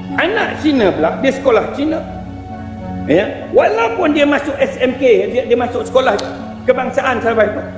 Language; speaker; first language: Malay; native; Malay